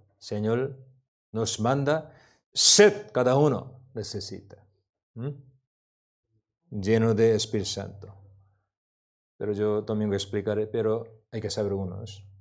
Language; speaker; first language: Spanish; non-native, learner; Korean